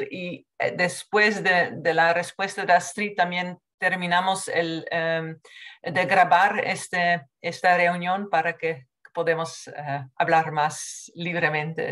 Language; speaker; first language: Spanish; non-native, fluent; Dutch